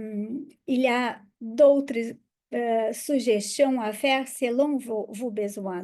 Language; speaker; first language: French; non-native, fluent; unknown